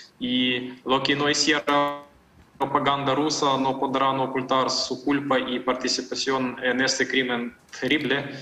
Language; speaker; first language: Spanish; non-native, fluent; Ukrainian